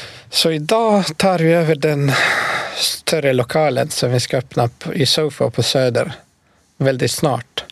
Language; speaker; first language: Swedish; non-native, fluent; Bosnian